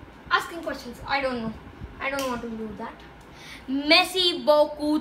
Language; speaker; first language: English; non-native, local second language; Gujarati